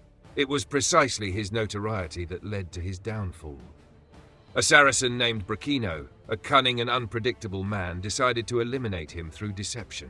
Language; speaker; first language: English; non-native, fluent; Italian